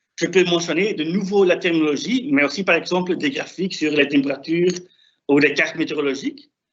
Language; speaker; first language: French; non-native, fluent; German